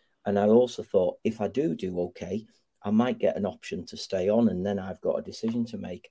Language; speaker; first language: English; native; English